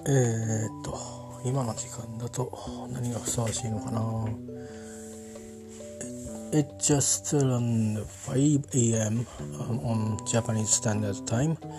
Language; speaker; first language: English; non-native, learner; Japanese